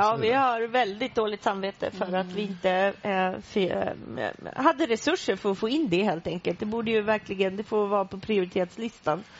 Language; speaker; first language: Swedish; native; Swedish